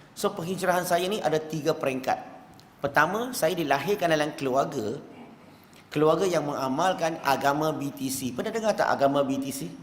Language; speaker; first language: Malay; non-native, local second language; Chinese